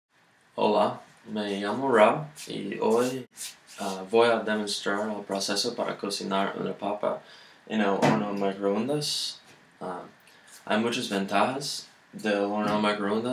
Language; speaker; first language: Spanish; non-native, learner; English